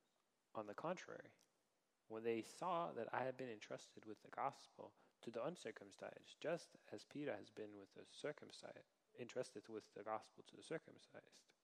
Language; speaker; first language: English; non-native, fluent; Danish